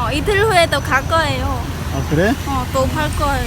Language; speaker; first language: Korean; non-native, learner; Khmer